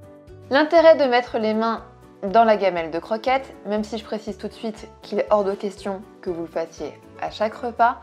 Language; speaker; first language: French; native; French